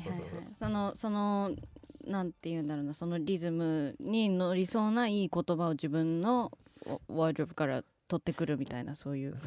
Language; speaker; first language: Japanese; non-native, fluent; English